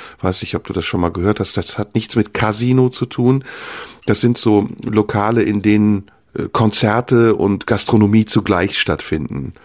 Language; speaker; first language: German; early bilingual, other home language; Turkish